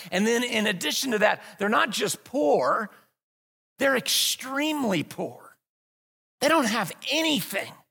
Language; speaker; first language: English; native; English